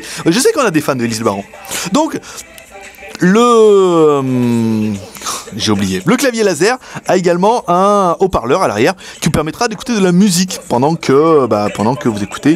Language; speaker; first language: French; native; French